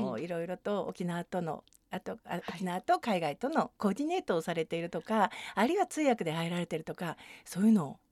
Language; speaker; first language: Japanese; native; Japanese